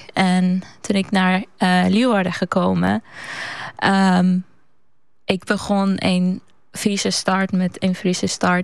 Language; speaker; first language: Dutch; non-native, learner; Persian